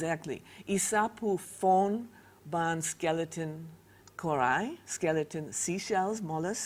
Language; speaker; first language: Haitian Creole; non-native, fluent; English